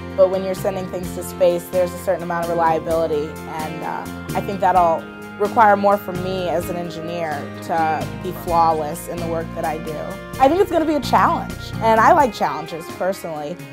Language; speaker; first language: English; native; English